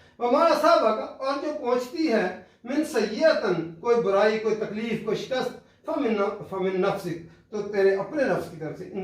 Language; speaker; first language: Urdu; non-native, local second language; Punjabi